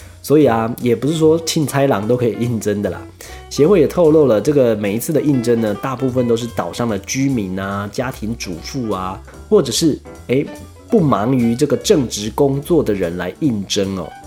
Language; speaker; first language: Chinese; native; Chinese